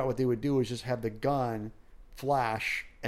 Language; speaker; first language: English; native; English